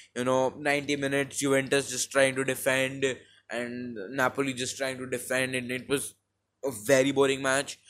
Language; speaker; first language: English; non-native, local second language; Hindi